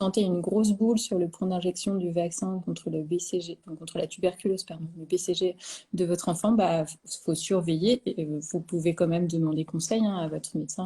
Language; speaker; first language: French; native; French